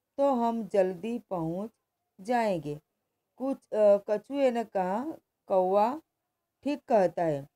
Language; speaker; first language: Hindi; non-native, local second language; Gujarati